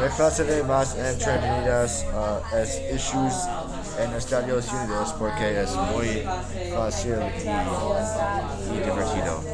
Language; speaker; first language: Spanish; non-native, learner; English